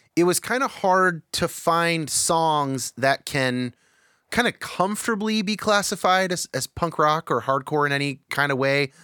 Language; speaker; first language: English; native; English